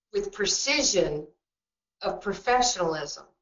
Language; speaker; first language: English; native; English